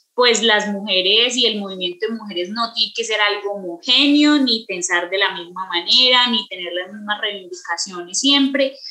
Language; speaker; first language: Spanish; native; Spanish